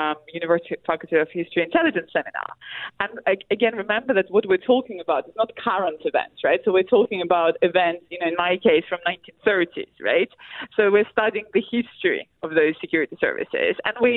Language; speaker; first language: English; non-native, fluent; Russian